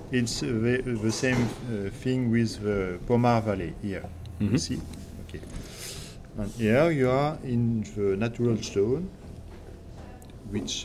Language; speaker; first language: English; non-native, learner; French